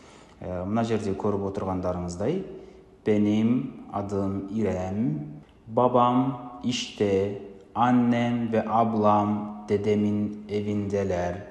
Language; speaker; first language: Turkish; non-native, fluent; Kazakh